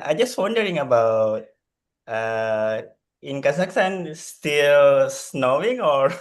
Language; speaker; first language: English; non-native, fluent; Indonesian